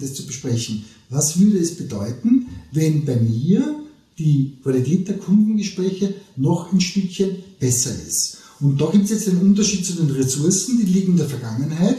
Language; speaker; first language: German; native; German